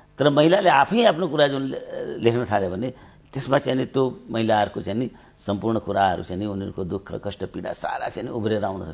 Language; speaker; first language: Nepali; native; Nepali